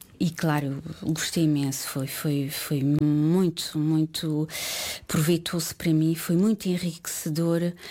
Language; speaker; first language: Portuguese; early bilingual, heritage; Portuguese